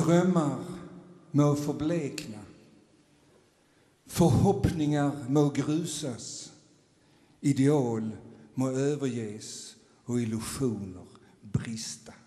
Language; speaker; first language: Swedish; native; Swedish